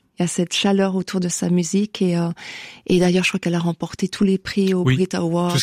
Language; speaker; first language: French; native; French